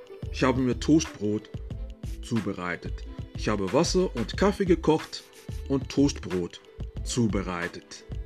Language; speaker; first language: German; non-native, fluent; English